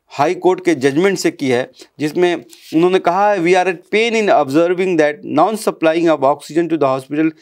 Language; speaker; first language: Hindi; native; Hindi